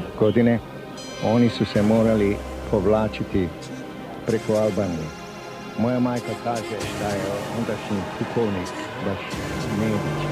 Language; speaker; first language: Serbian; early bilingual, heritage; Serbian